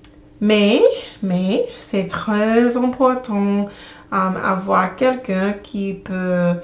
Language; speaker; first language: French; non-native, learner; English